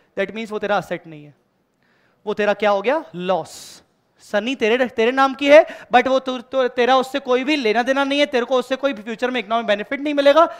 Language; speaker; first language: Hindi; native; Hindi